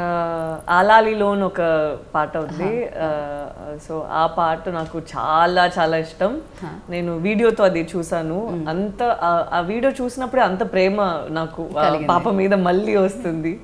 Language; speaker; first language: Telugu; non-native, local second language; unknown